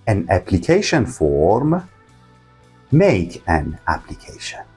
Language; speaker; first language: English; non-native, fluent; Persian